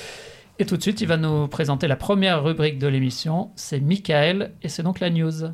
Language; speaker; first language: French; native; French